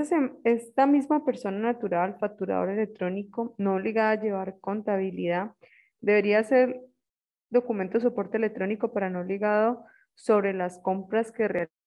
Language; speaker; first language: Spanish; native; Spanish